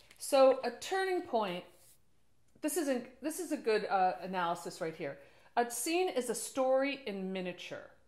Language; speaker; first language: English; native; English